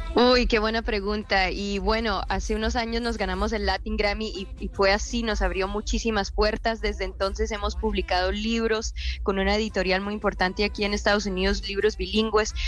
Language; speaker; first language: Spanish; early bilingual, heritage; Spanish